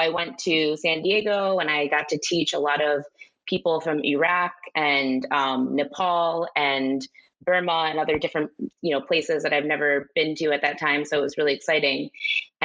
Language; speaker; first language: English; native; English